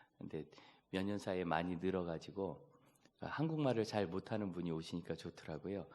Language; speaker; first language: Korean; native; Korean